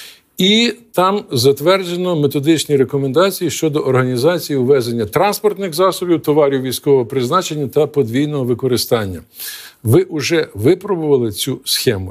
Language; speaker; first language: Ukrainian; native; Ukrainian